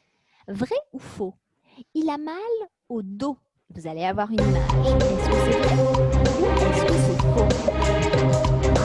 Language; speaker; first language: French; native; French